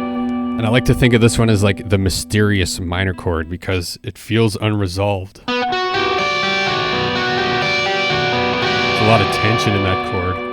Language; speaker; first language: English; native; English